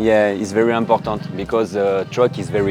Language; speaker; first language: English; non-native, learner; French